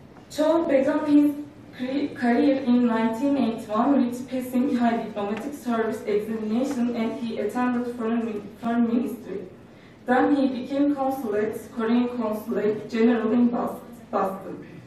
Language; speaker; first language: English; non-native, fluent; Turkish